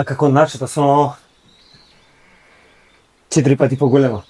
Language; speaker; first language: Macedonian; native; Macedonian